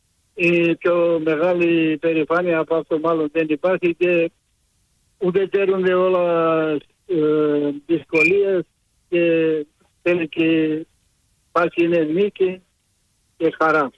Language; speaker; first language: Greek; early bilingual, heritage; Greek